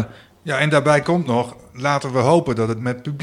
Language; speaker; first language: Dutch; native; Dutch